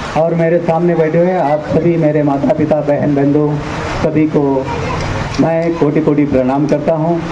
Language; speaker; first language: Hindi; non-native, local second language; Marathi